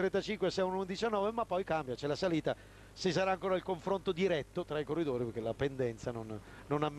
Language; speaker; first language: Italian; native; Italian